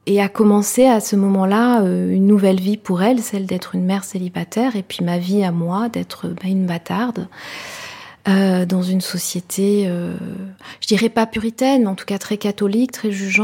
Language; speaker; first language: French; non-native, local second language; Kinyarwanda